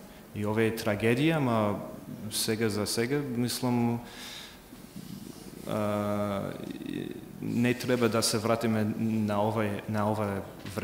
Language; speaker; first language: Macedonian; non-native, fluent; English